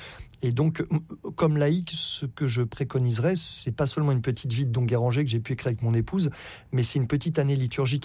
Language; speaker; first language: French; native; French